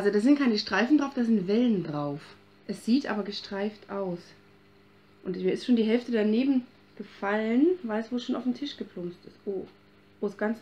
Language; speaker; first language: German; native; German